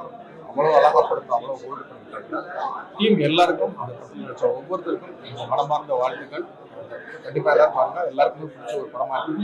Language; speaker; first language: Tamil; native; Tamil